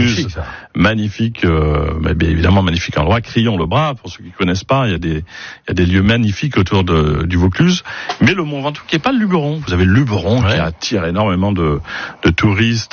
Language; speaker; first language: French; native; French